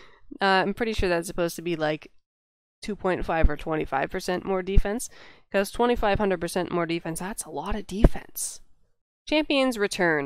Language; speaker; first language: English; native; English